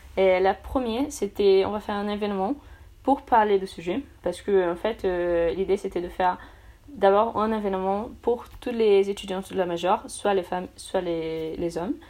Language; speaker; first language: French; non-native, fluent; Portuguese